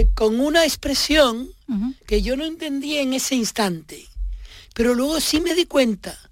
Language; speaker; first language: Spanish; native; Spanish